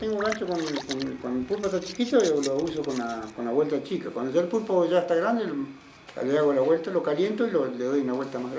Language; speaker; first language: Spanish; native; Spanish